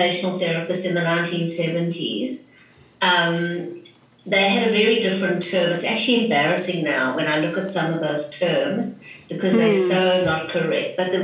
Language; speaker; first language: English; native; English